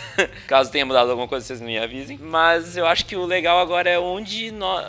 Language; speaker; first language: Portuguese; native; Portuguese